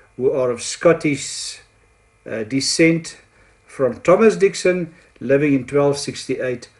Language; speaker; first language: English; non-native, local second language; Afrikaans